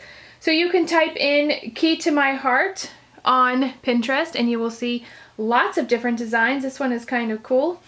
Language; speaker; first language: English; native; English